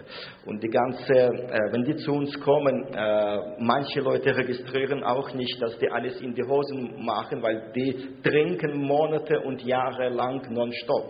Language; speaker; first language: German; non-native, fluent; Russian